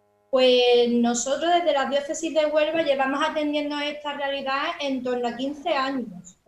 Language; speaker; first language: Spanish; native; Spanish